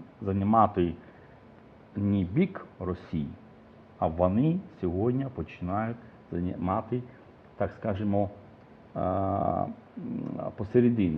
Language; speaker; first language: Ukrainian; non-native, fluent; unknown